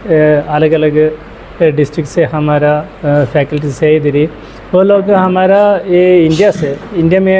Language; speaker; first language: Hindi; non-native, local second language; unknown